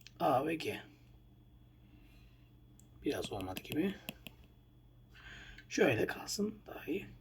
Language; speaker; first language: Turkish; native; Turkish